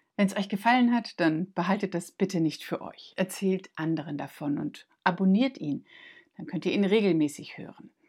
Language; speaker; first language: German; native; German